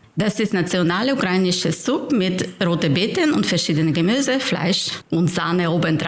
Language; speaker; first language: German; non-native, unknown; Ukrainian